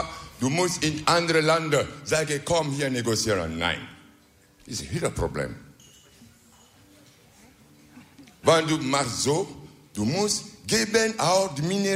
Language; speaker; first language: Dutch; non-native, learner; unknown